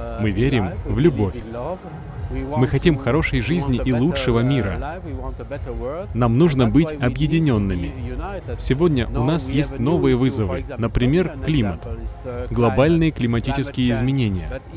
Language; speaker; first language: Russian; non-native, fluent; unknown